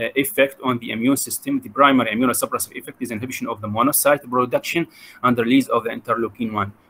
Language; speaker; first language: English; non-native, fluent; Arabic